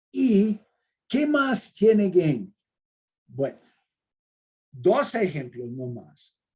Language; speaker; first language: Spanish; non-native, fluent; English